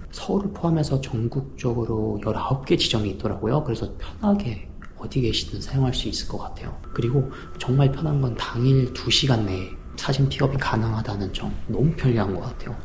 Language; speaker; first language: Korean; early bilingual, heritage; Korean